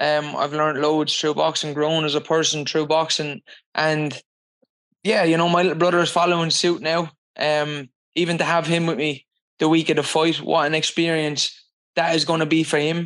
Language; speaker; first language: English; native; English